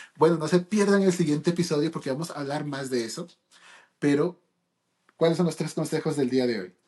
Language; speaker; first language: Spanish; early bilingual, heritage; Spanish